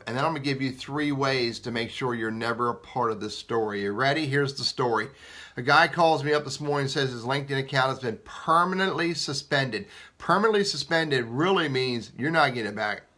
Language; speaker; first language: English; native; English